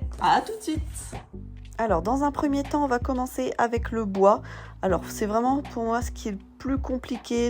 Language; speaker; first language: French; native; French